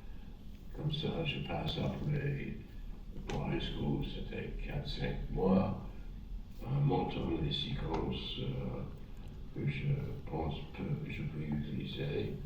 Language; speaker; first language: French; non-native, fluent; English